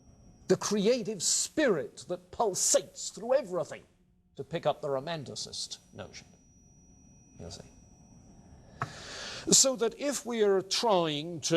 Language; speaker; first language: English; native; English